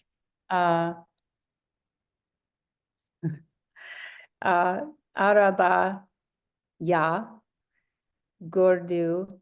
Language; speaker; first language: Turkish; non-native, learner; English